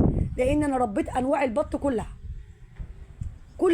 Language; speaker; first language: Arabic; native; Arabic